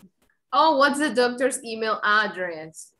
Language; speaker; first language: English; non-native, fluent; Spanish